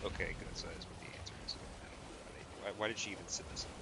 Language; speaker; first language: English; native; English